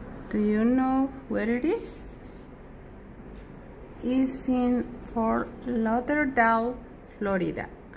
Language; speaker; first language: English; non-native, learner; Spanish